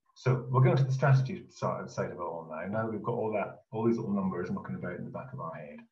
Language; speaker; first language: English; native; English